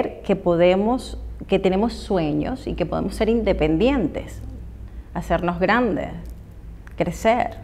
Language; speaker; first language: Spanish; native; Spanish